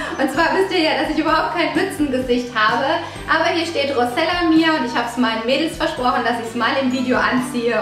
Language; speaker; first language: German; early bilingual, other home language; Italian